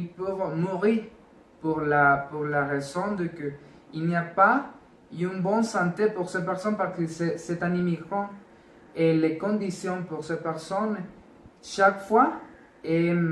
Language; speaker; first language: French; non-native, learner; Spanish